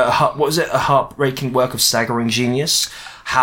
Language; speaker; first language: English; native; English